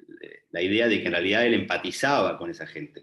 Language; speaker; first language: Spanish; native; Spanish